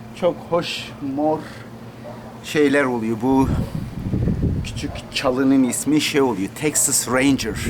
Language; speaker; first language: Turkish; non-native, local second language; Kurdish